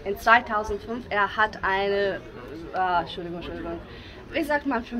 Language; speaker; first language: German; non-native, learner; Bosnian